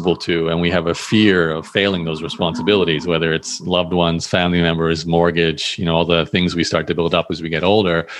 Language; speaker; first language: English; native; English